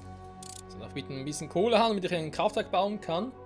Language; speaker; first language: German; native; German